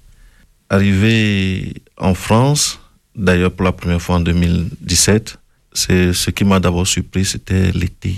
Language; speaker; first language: French; non-native, local second language; Ewe